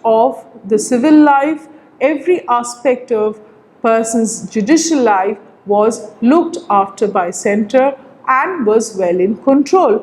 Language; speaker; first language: English; non-native, local second language; Bangla